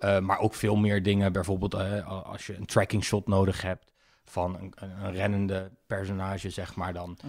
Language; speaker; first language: Dutch; native; Dutch